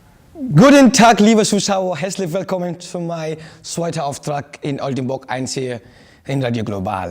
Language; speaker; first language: German; non-native, learner; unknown